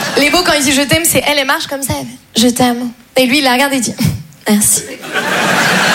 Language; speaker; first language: French; native; French